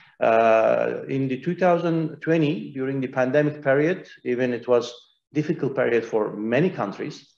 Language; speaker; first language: English; non-native, fluent; Turkish